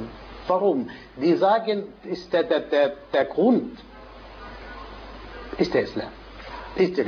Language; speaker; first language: German; non-native, fluent; Arabic